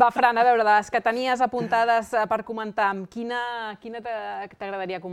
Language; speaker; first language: Catalan; native; Catalan